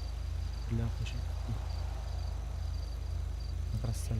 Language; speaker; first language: Russian; non-native, learner; Kara-Kalpak